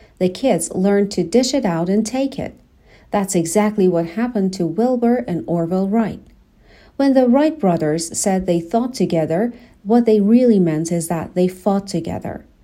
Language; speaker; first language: English; non-native, fluent; Persian